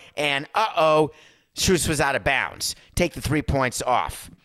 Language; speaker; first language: English; native; English